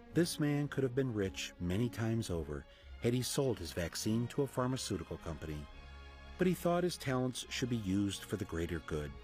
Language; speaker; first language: English; native; English